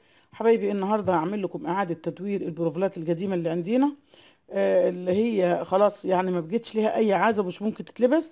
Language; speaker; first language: Arabic; native; Arabic